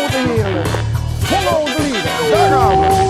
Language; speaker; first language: Dutch; native; Dutch